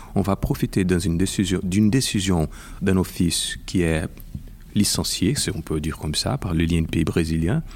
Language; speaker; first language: French; non-native, fluent; Portuguese